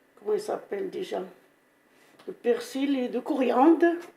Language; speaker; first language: French; non-native, local second language; Arabic